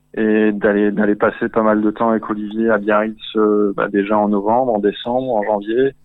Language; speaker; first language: French; native; French